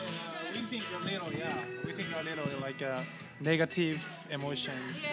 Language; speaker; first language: English; non-native, learner; Japanese